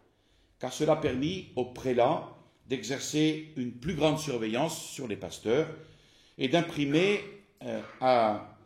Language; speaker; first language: French; native; French